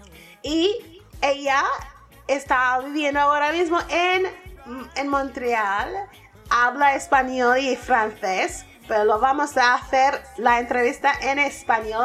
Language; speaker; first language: Spanish; non-native, learner; English